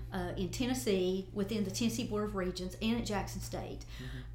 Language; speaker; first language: English; native; English